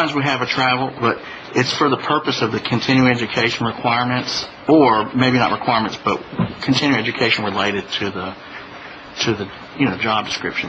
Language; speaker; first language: English; native; English